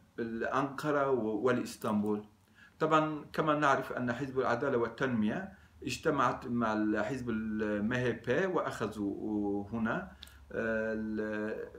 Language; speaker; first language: Arabic; non-native, fluent; Turkish